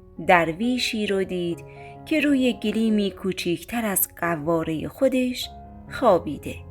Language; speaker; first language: Persian; native; Persian